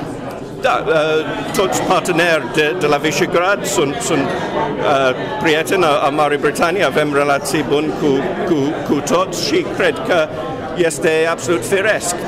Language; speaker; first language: Romanian; non-native, fluent; English